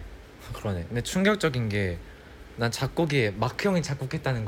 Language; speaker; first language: Korean; native; Korean